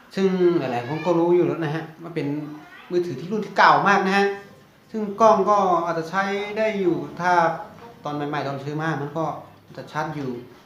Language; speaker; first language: Thai; non-native, fluent; Shan